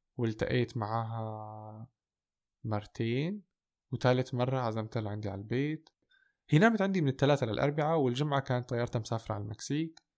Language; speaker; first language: Arabic; native; Arabic